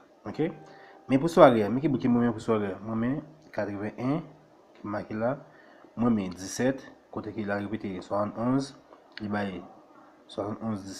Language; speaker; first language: French; non-native, local second language; Haitian Creole